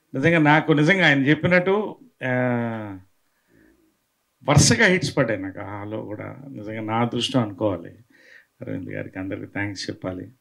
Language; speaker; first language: Telugu; native; Telugu